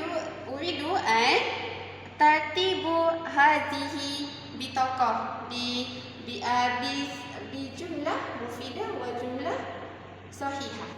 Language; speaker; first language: Arabic; non-native, learner; Malay